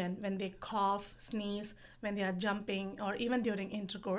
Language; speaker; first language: English; non-native, local second language; Tamil